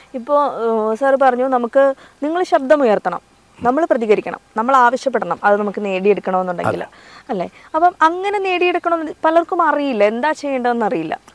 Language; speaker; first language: Malayalam; native; Malayalam